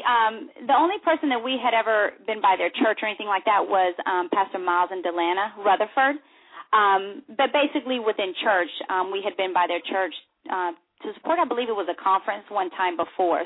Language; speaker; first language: English; native; English